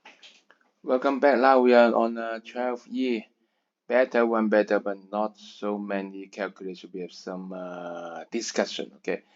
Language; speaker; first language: English; non-native, fluent; Chinese